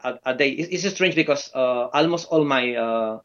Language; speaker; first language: English; non-native, fluent; Spanish